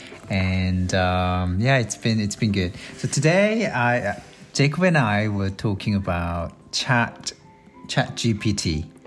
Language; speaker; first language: English; non-native, fluent; Korean